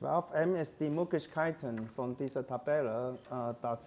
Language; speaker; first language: German; non-native, fluent; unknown